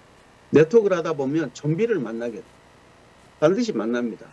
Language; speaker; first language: Korean; native; Korean